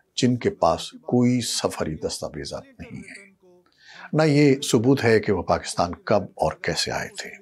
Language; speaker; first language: Urdu; native; Urdu